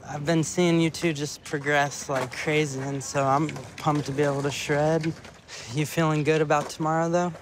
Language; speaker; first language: English; native; English